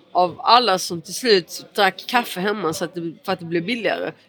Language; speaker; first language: Swedish; early bilingual, other home language; Portuguese